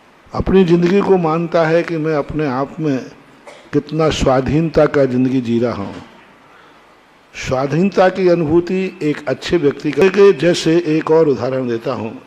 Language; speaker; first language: Hindi; native; Hindi